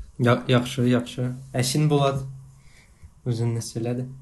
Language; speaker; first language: Tatar; non-native, learner; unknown